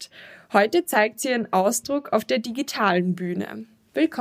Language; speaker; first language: German; native; German